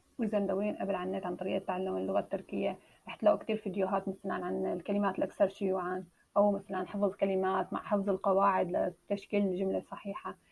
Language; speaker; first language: Arabic; native; Arabic